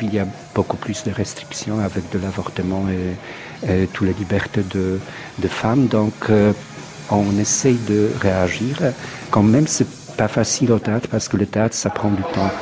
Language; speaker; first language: French; non-native, fluent; Polish